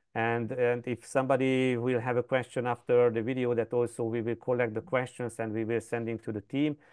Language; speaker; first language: English; non-native, fluent; Hungarian